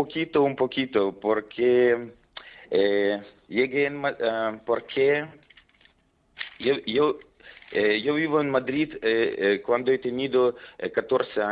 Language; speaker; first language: Spanish; non-native, learner; Belarusian